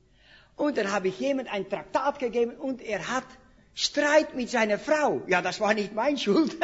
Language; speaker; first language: German; non-native, fluent; Dutch